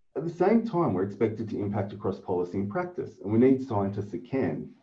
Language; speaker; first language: English; native; English